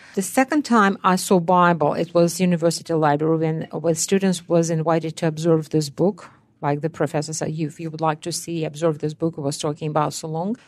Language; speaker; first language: English; non-native, fluent; Russian